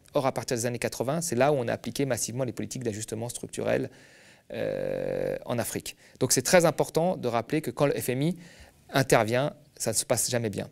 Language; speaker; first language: French; native; French